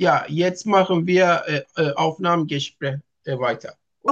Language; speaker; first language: German; non-native, learner; Turkish